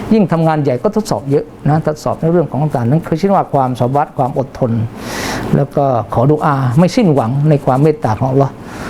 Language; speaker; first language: Thai; non-native, local second language; Malay